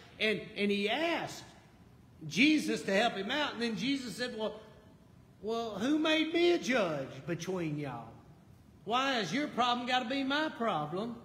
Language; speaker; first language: English; native; English